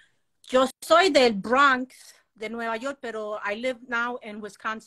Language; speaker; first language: Spanish; early bilingual, heritage; Spanish